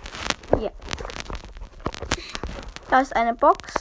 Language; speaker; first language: German; native; German